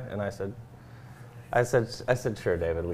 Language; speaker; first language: English; native; English